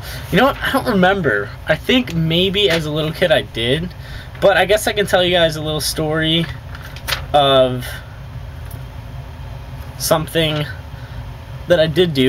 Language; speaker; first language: English; native; English